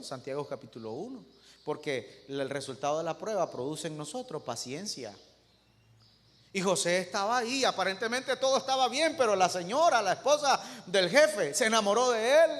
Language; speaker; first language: Spanish; native; Spanish